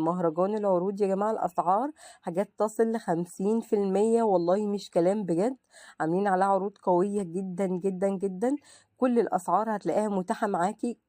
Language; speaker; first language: Arabic; native; Arabic